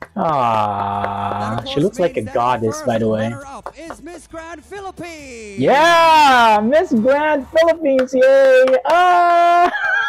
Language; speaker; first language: English; non-native, local second language; Hiligaynon